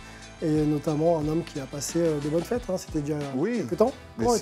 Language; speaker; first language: French; native; French